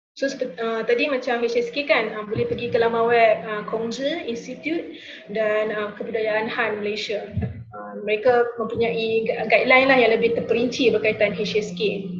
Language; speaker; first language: Malay; native; Malay